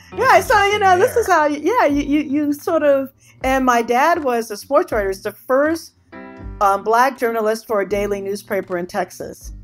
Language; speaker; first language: English; native; English